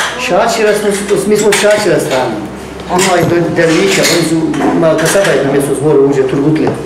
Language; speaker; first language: Bosnian; early bilingual, heritage; Bosnian